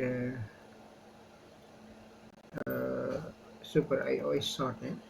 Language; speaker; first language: English; non-native, learner; Indonesian